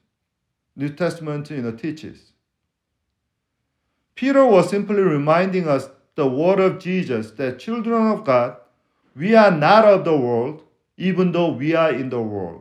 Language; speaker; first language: English; non-native, fluent; Korean